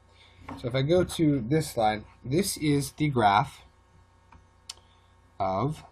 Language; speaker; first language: English; native; English